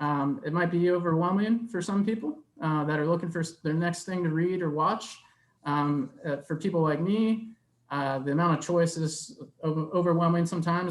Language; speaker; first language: English; native; English